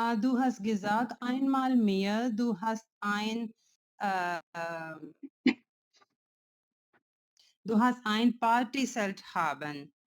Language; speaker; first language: German; non-native, learner; Urdu